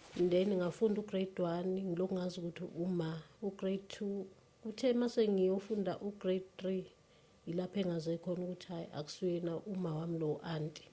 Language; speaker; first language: Zulu; native; Zulu